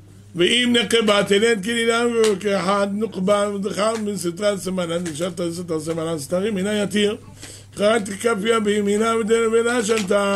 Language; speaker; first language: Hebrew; native; Hebrew